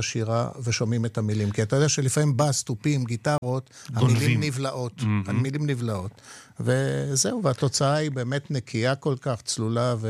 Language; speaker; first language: Hebrew; non-native, local second language; Polish